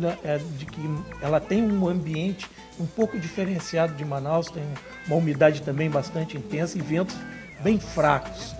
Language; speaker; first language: Portuguese; native; Portuguese